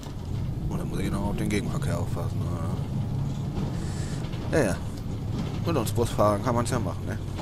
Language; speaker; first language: German; native; German